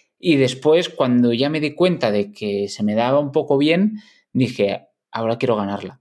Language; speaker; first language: Spanish; non-native, local second language; Catalan